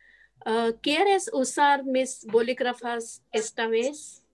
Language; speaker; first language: Spanish; non-native, learner; English